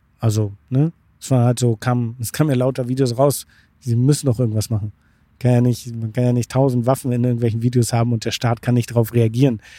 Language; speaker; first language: German; native; German